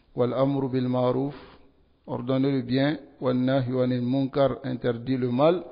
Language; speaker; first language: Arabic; non-native, fluent; Dyula